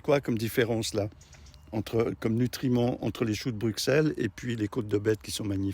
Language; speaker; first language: French; native; French